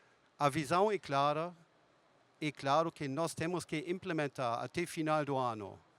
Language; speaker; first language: Portuguese; non-native, fluent; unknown